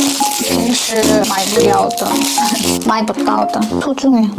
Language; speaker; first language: Chinese; non-native, learner; Korean